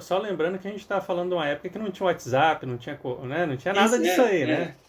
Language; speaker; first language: Portuguese; native; Portuguese